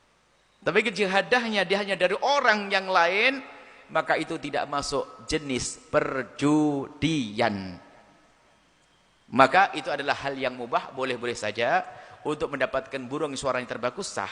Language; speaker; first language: Indonesian; non-native, local second language; Javanese